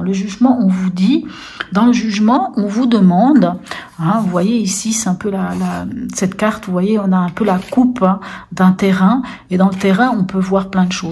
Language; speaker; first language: French; native; French